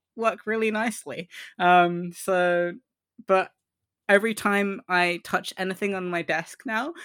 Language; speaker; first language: English; native; English